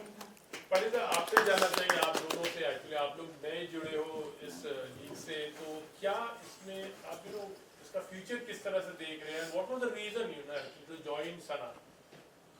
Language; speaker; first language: Hindi; native; Hindi